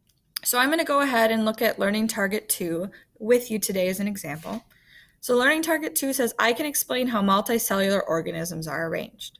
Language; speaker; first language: English; native; English